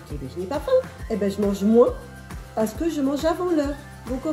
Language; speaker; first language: French; native; French